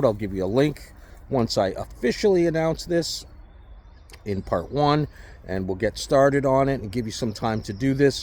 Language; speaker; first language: English; native; English